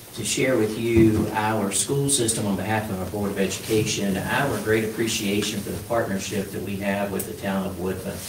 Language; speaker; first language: English; native; English